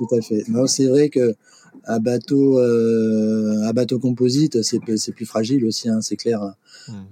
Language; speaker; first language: French; native; French